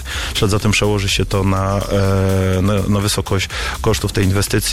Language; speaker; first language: Polish; native; Polish